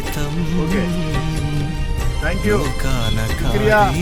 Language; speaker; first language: Hindi; non-native, local second language; Telugu